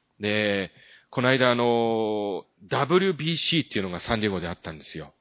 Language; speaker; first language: Japanese; early bilingual, other home language; Korean